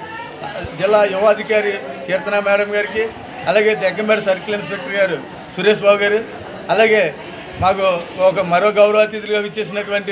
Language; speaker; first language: Telugu; native; Telugu